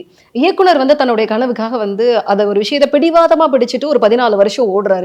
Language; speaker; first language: Tamil; native; Tamil